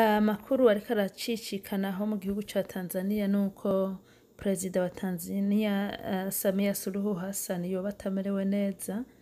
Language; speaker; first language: Rundi; early bilingual, heritage; Rundi